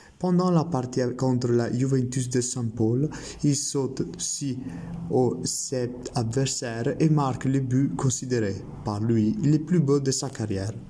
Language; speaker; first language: French; non-native, learner; Italian